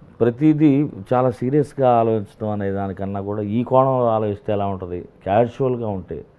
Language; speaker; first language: Telugu; native; Telugu